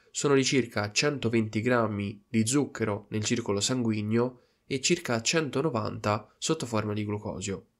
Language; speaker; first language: Italian; native; Italian